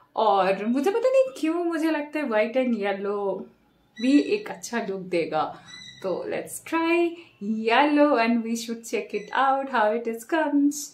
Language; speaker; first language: Hindi; non-native, local second language; Bangla